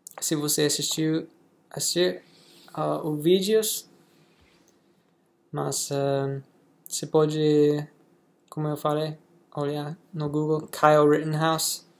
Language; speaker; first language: Portuguese; non-native, learner; English